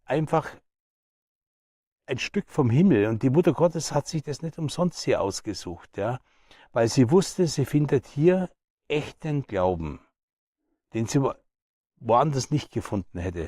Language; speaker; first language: German; native; German